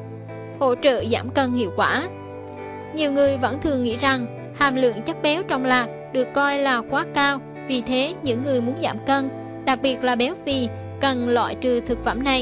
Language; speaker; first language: Vietnamese; native; Vietnamese